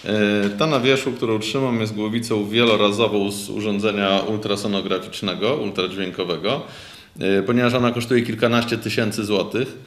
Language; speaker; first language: Polish; native; Polish